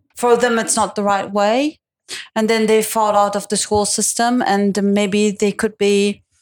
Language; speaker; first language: English; non-native, fluent; Italian